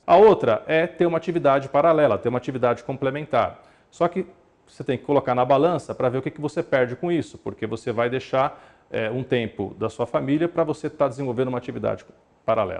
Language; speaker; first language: Portuguese; native; Portuguese